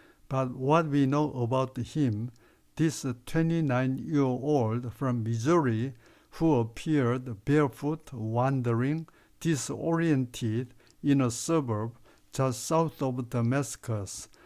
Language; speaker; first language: English; non-native, fluent; Korean